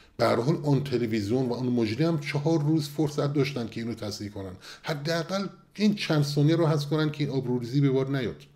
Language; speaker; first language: Persian; non-native, local second language; Kurdish